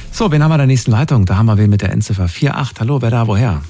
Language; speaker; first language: German; native; German